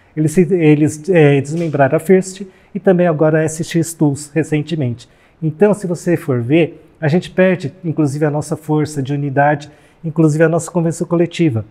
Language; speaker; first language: Portuguese; native; Portuguese